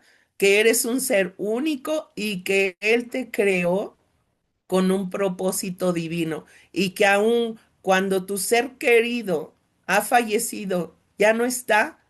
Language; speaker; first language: Spanish; native; Spanish